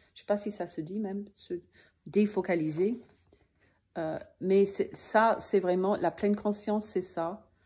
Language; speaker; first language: French; native; French